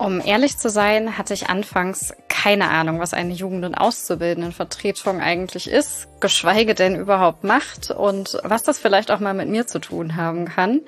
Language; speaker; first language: German; native; German